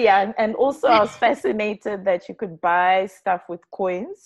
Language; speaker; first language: English; non-native, local second language; Shona